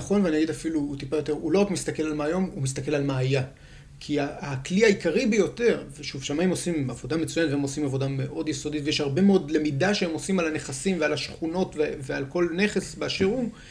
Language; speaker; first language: Hebrew; native; Hebrew